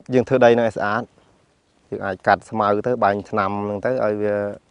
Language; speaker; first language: Khmer; native; Khmer